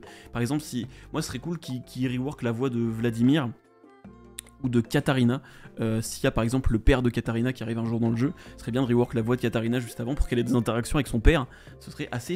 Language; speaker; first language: French; native; French